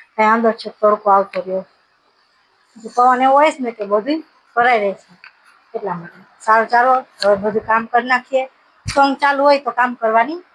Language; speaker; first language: Gujarati; native; Gujarati